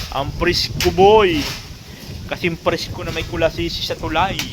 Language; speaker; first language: Filipino; native; Filipino